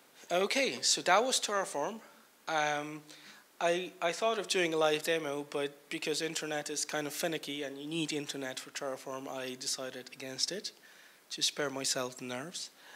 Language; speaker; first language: English; non-native, fluent; Polish